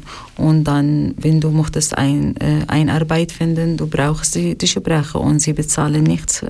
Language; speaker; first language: German; non-native, learner; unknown